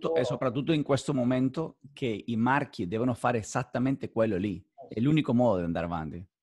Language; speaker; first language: Italian; non-native, fluent; Spanish